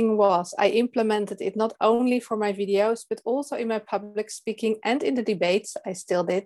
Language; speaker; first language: English; non-native, fluent; Dutch